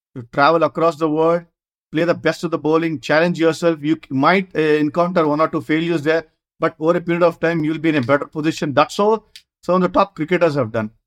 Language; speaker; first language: English; non-native, local second language; Kannada